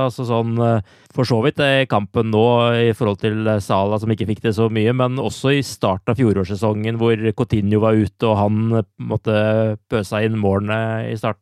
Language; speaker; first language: Norwegian; native; Norwegian